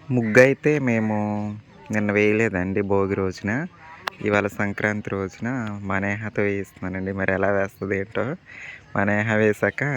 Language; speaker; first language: Telugu; native; Telugu